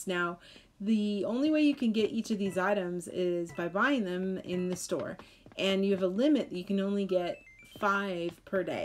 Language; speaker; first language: English; native; English